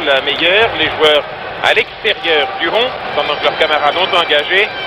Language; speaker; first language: French; native; French